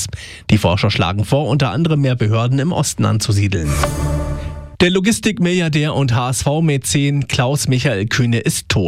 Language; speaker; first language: German; native; German